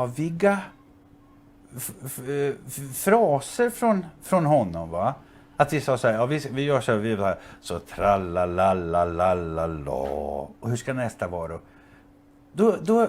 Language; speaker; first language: Swedish; native; Swedish